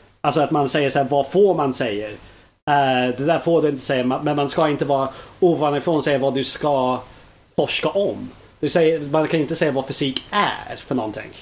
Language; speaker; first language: Swedish; non-native, fluent; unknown